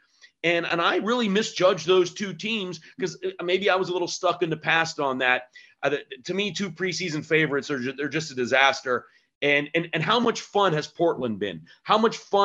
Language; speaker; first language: English; native; English